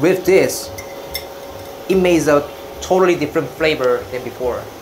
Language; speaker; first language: English; non-native, fluent; Korean